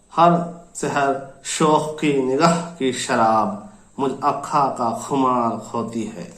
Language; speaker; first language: Urdu; native; Urdu